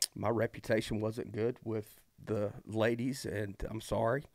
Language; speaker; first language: English; native; English